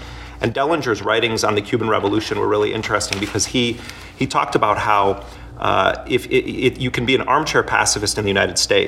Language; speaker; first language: English; native; English